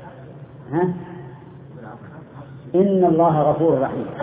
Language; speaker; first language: Arabic; native; Arabic